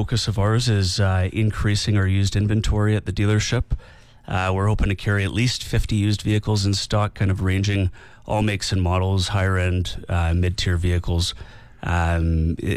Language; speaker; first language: English; native; English